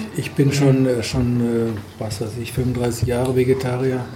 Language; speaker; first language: German; native; German